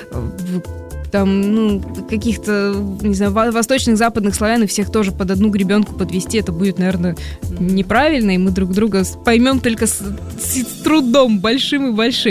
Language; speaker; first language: Russian; native; Russian